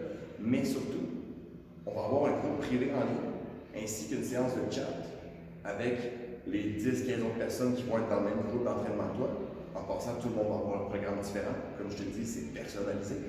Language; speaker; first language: French; native; French